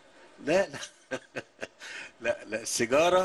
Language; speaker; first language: Arabic; native; Arabic